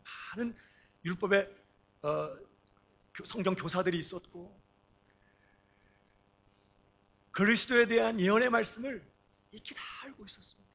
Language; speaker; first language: Korean; native; Korean